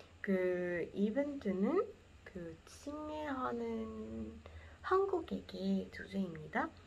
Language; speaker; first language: Korean; non-native, learner; Portuguese